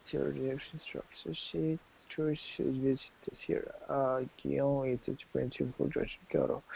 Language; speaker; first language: English; non-native, learner; Japanese